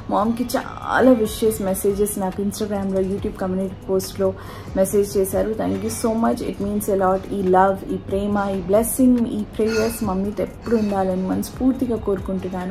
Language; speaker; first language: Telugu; non-native, local second language; Urdu